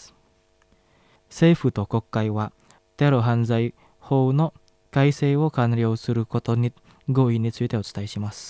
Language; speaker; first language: Japanese; non-native, fluent; Indonesian